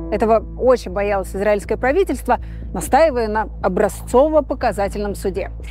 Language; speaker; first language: Russian; native; Russian